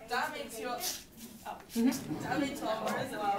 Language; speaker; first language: Spanish; non-native, learner; English